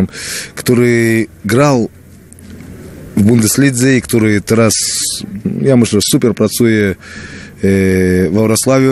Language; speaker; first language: Polish; non-native, fluent; Russian